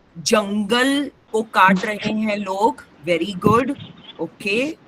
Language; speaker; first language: Hindi; non-native, local second language; Marathi